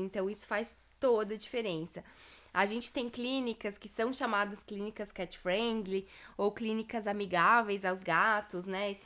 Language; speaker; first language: Portuguese; native; Portuguese